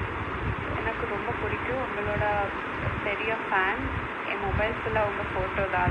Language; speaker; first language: Tamil; non-native, learner; Kannada